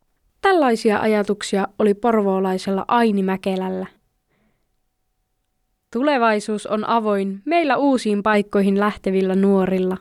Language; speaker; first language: Finnish; native; Finnish